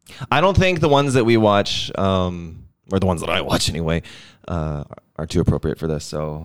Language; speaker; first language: English; native; English